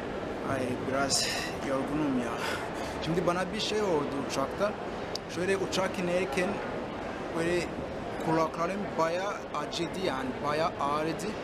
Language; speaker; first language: Turkish; non-native, fluent; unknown